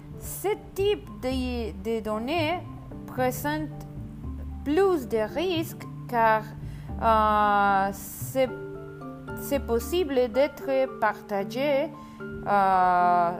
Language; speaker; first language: French; non-native, learner; Spanish